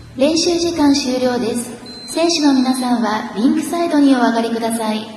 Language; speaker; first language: Japanese; native; Japanese